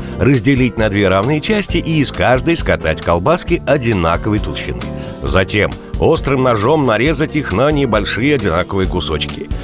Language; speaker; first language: Russian; native; Russian